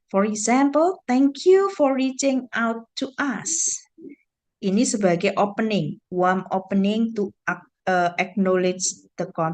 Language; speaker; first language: English; non-native, fluent; Indonesian